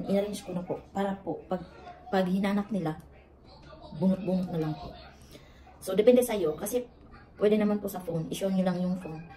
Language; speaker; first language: Filipino; native; Filipino